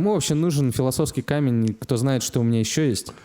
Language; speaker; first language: Russian; native; Russian